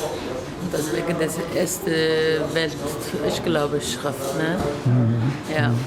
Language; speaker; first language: German; non-native, learner; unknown